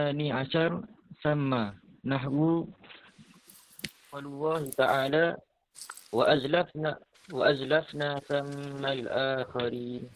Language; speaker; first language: Arabic; non-native, learner; Malay